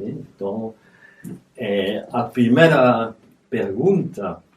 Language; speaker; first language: Portuguese; non-native, fluent; French